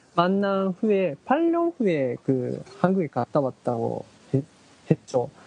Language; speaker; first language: Korean; non-native, learner; Japanese